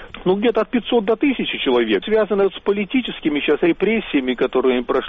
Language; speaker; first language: Russian; native; Russian